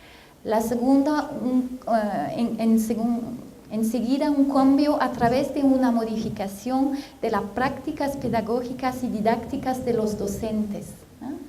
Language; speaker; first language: Spanish; non-native, fluent; French